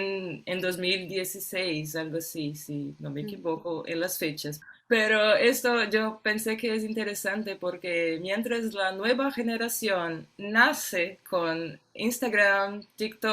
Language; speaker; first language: Spanish; non-native, fluent; Portuguese